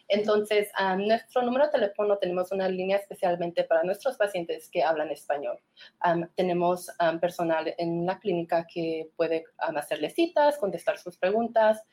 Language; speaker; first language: Spanish; early bilingual, heritage; Spanish